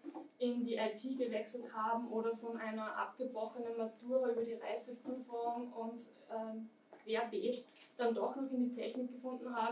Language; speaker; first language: German; native; German